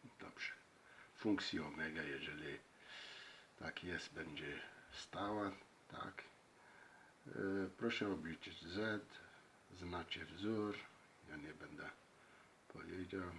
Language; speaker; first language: Polish; non-native, learner; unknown